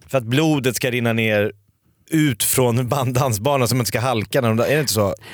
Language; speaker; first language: Swedish; native; Swedish